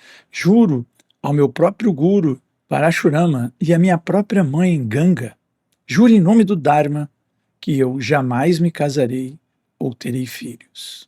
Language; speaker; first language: Portuguese; native; Portuguese